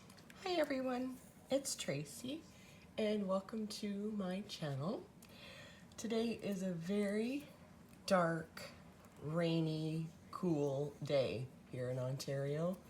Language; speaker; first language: English; native; English